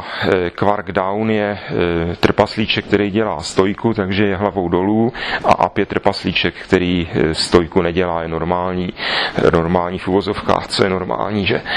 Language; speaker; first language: Czech; native; Czech